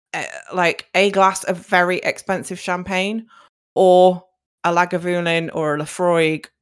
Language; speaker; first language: English; native; English